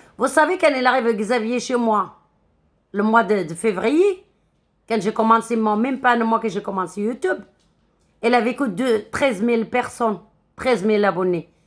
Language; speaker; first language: French; non-native, local second language; Arabic